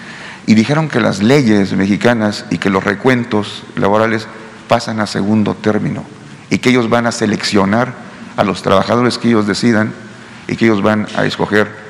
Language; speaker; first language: Spanish; native; Spanish